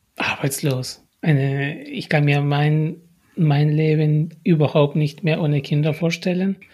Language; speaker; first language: German; non-native, fluent; Spanish